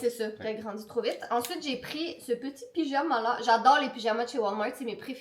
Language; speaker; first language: French; native; French